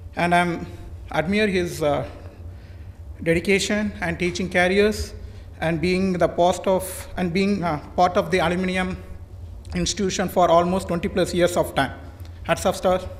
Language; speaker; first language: English; non-native, local second language; Tamil